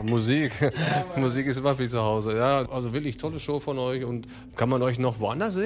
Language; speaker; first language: German; native; German